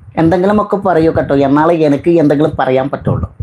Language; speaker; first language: Malayalam; non-native, learner; Bangla